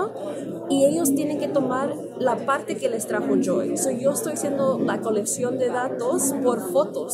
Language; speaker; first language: Spanish; early bilingual, heritage; Spanish